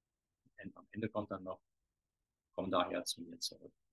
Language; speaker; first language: German; native; German